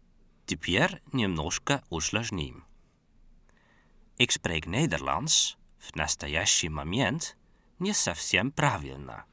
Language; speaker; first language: Russian; non-native, fluent; Dutch